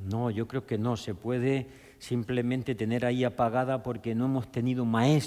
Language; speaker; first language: Spanish; native; Spanish